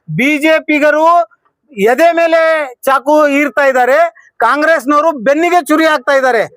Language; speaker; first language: Kannada; non-native, local second language; Urdu